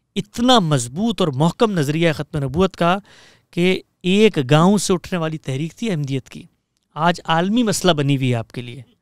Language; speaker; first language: Urdu; native; Urdu